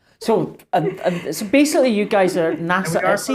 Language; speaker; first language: English; native; English